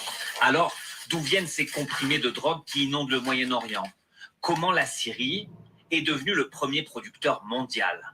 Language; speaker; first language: French; native; French